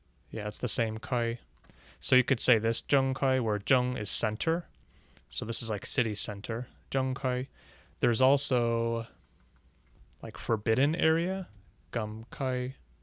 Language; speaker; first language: English; native; English